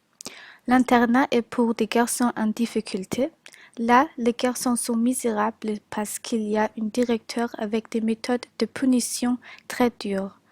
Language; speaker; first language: French; non-native, learner; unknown